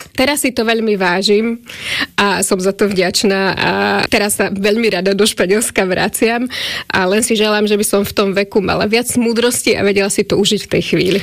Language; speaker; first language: Slovak; native; Slovak